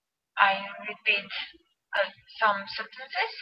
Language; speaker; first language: English; non-native, learner; Spanish